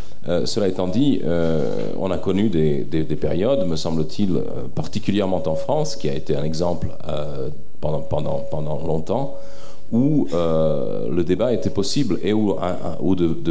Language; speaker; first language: French; early bilingual, other home language; Serbian